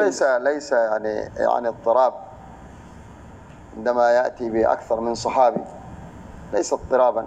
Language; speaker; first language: Arabic; native; Arabic